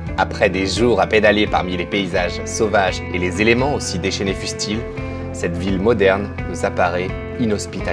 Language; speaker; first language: French; native; French